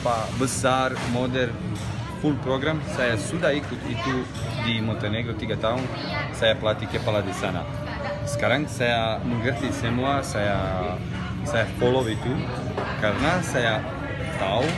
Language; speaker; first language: Indonesian; non-native, learner; Serbian